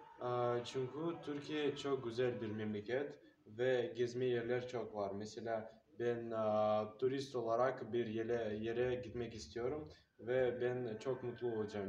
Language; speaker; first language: Turkish; non-native, learner; Kazakh